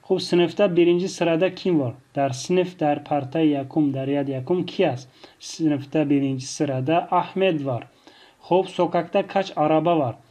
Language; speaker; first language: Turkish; non-native, fluent; Tajik